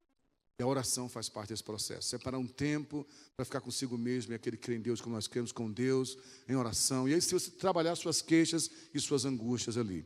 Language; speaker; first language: Portuguese; native; Portuguese